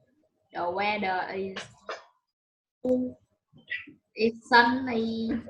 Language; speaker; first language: English; non-native, learner; Vietnamese